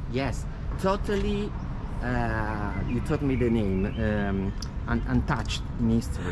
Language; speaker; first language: English; non-native, fluent; Italian